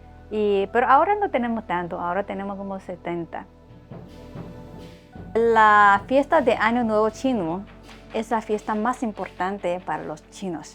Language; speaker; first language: Spanish; non-native, fluent; Chinese